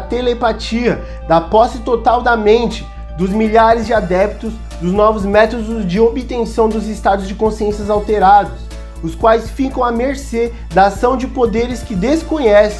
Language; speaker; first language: Portuguese; native; Portuguese